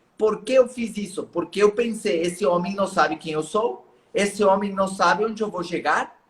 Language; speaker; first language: Portuguese; non-native, fluent; Spanish